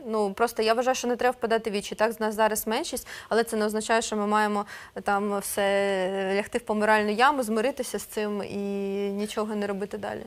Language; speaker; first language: Ukrainian; non-native, local second language; Russian